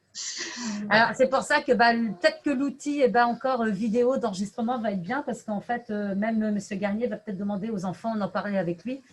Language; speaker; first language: French; native; French